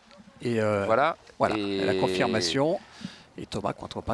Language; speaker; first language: French; native; French